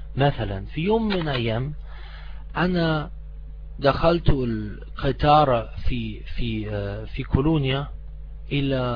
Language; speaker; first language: Arabic; non-native, fluent; German